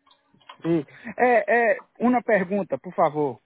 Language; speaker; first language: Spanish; non-native, learner; Portuguese